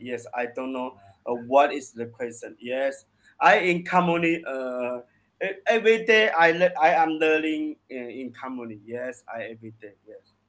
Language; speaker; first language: English; non-native, learner; Chinese